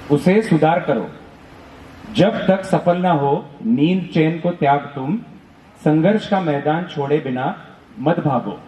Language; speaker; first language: Hindi; non-native, local second language; Marathi